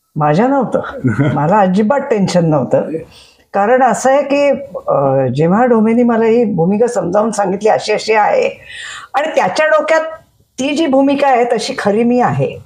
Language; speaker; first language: Marathi; native; Marathi